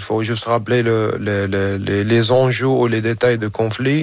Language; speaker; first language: French; non-native, fluent; Arabic